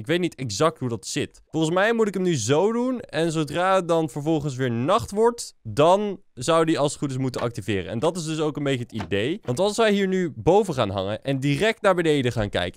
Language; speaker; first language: Dutch; native; Dutch